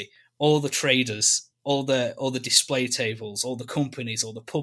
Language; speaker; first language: English; native; English